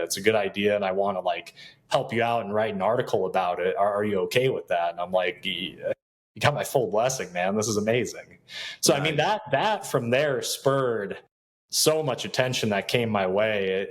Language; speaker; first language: English; native; English